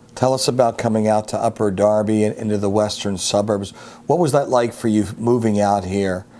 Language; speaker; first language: English; native; English